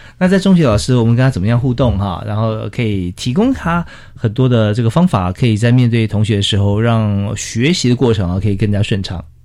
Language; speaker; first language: Chinese; native; Chinese